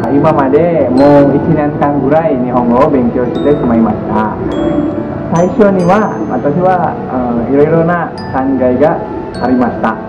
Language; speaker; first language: Japanese; non-native, learner; Indonesian